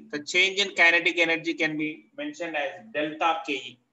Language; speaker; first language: English; non-native, local second language; Telugu